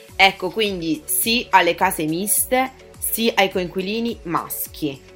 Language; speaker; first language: Italian; native; Italian